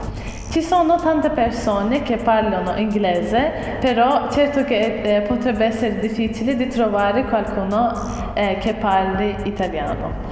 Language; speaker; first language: Italian; non-native, fluent; Turkish